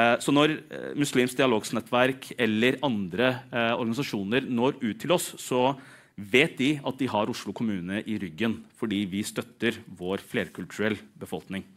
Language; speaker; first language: Norwegian; early bilingual, other home language; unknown